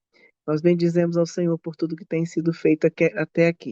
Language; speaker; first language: Portuguese; native; Portuguese